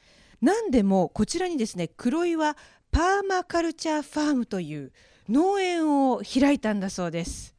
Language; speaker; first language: Japanese; native; Japanese